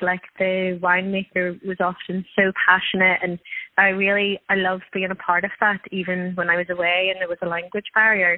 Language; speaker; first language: English; native; English